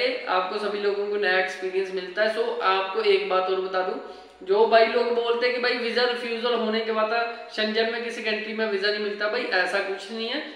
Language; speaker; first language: Hindi; non-native, local second language; Punjabi